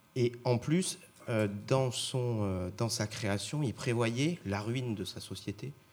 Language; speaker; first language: French; native; French